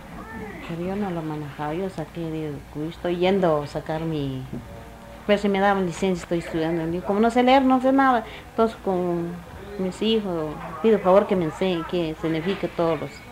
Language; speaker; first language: Spanish; non-native, local second language; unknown